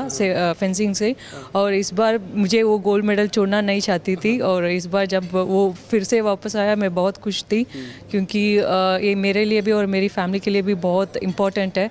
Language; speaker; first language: Hindi; non-native, local second language; Tamil